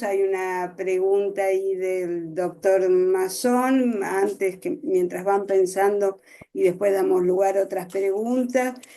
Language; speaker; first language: Spanish; native; Spanish